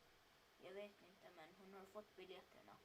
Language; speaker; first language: Swedish; early bilingual, other home language; Turkish